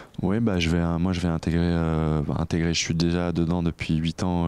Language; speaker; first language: French; native; French